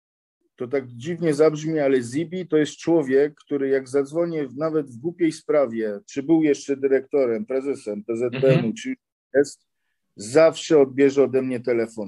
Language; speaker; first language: Polish; early bilingual, heritage; Polish